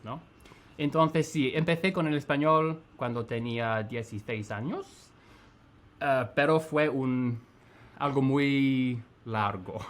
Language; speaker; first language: Spanish; non-native, fluent; English